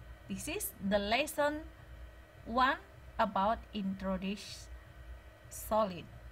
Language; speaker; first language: English; non-native, learner; Indonesian